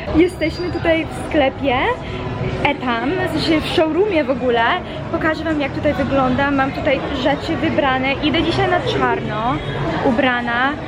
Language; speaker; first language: Polish; early bilingual, heritage; Polish